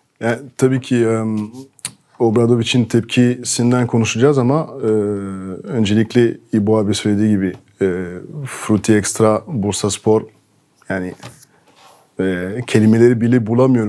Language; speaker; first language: Turkish; non-native, fluent; French